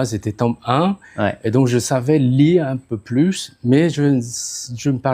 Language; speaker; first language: French; non-native, fluent; Khmer